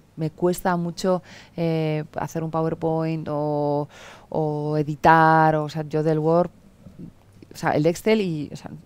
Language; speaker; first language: Spanish; native; Spanish